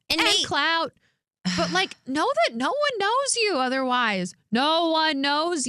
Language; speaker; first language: English; native; English